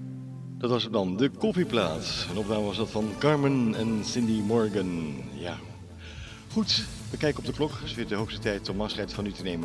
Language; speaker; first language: Dutch; native; Dutch